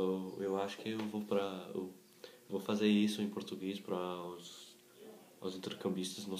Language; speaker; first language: Portuguese; non-native, learner; English